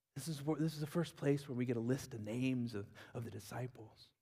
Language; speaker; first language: English; native; English